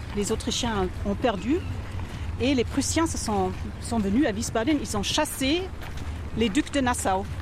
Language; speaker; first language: French; non-native, fluent; German